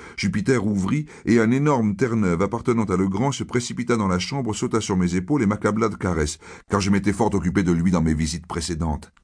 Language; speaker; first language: French; native; French